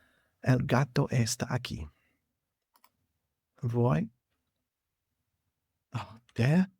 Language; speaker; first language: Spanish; non-native, learner; English